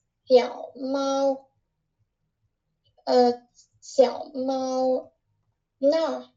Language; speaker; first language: Chinese; non-native, learner; Vietnamese